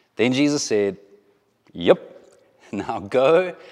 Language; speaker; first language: English; native; English